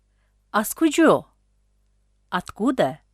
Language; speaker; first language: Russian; non-native, fluent; Tajik